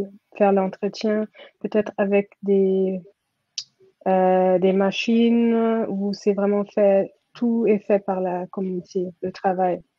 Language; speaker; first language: French; non-native, fluent; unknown